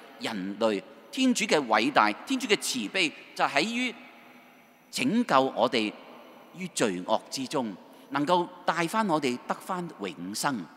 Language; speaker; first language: Chinese; non-native, local second language; Cantonese